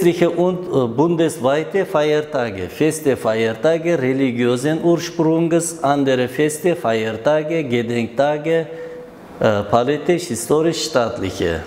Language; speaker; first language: German; non-native, learner; Uzbek